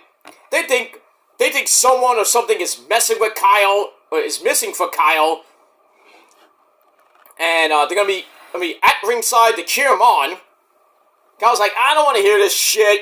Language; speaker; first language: English; native; English